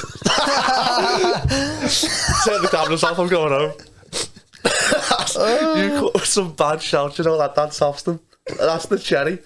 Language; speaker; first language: English; native; English